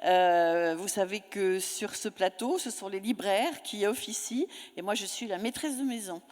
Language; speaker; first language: French; native; French